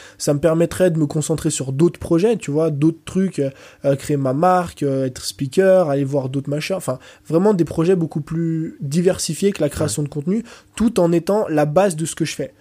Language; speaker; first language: French; early bilingual, other home language; Portuguese